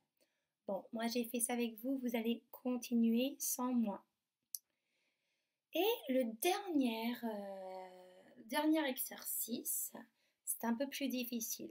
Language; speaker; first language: French; native; French